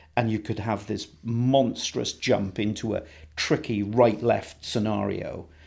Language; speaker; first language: English; native; English